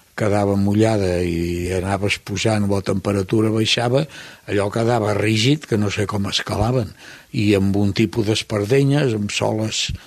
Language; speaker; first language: Catalan; native; Catalan